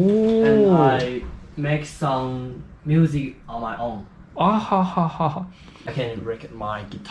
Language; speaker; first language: English; non-native, learner; Chinese